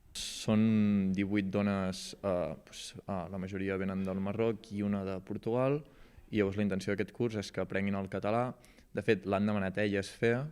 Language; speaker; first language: Catalan; native; Catalan